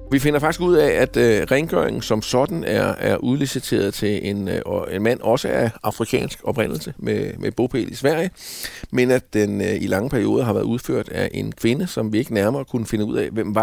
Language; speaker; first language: Danish; native; Danish